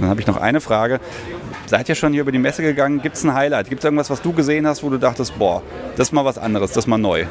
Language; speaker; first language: German; native; German